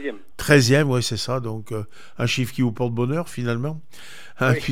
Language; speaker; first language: French; native; French